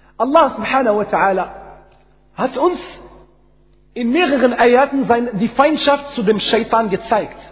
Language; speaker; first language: German; non-native, fluent; Arabic